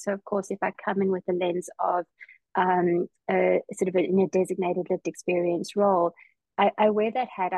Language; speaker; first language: English; native; English